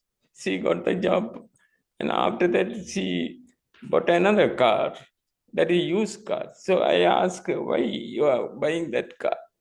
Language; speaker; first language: English; non-native, local second language; Tamil